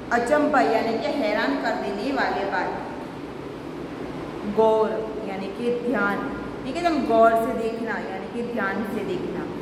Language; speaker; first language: Hindi; non-native, local second language; Gujarati